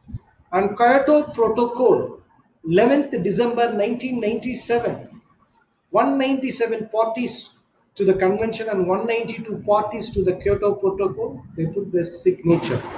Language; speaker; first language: English; non-native, local second language; Tamil